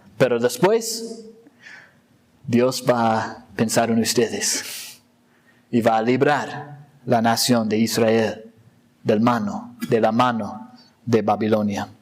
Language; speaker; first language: Spanish; non-native, fluent; English